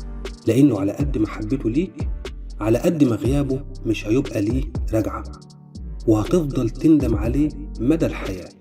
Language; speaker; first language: Arabic; native; Arabic